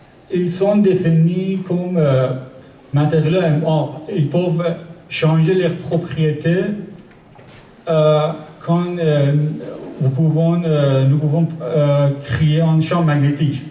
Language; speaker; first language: French; non-native, learner; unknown